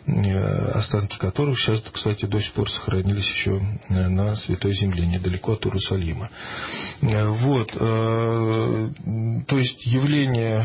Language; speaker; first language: Russian; native; Russian